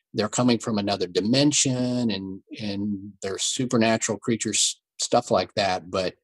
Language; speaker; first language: English; native; English